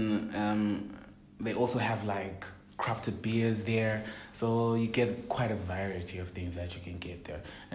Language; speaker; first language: English; non-native, local second language; Swati